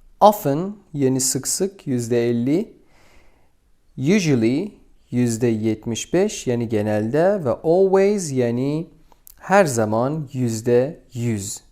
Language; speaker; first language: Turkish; non-native, fluent; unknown